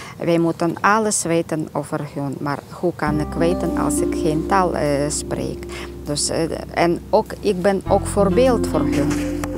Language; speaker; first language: Dutch; non-native, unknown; Russian